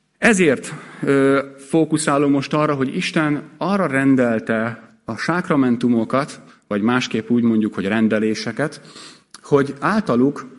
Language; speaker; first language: Hungarian; native; Hungarian